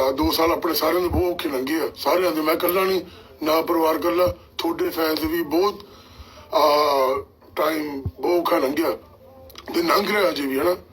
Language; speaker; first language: Punjabi; early bilingual, heritage; Punjabi